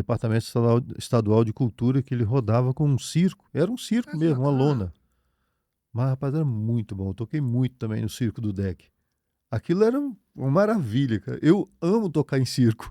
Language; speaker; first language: Portuguese; native; Portuguese